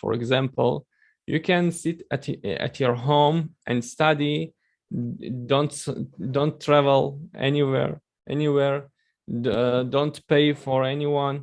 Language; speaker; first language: English; non-native, learner; Chechen